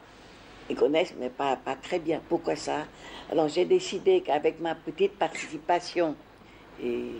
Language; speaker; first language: French; non-native, fluent; Vietnamese